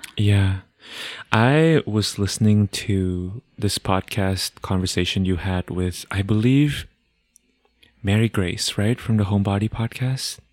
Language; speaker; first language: English; non-native, fluent; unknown